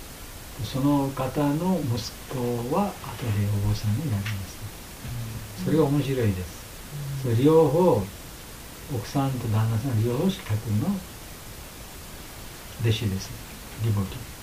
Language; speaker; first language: Japanese; non-native, learner; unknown